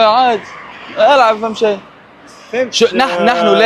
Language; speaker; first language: Arabic; native; Arabic